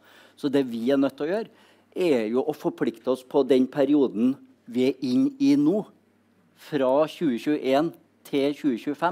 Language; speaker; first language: Norwegian; native; Norwegian